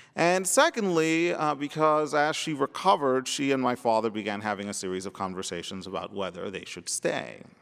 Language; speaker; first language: English; early bilingual, other home language; Spanish